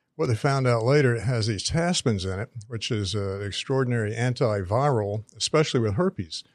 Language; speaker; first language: English; native; English